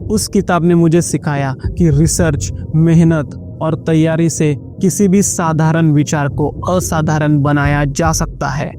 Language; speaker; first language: Hindi; non-native, local second language; Marathi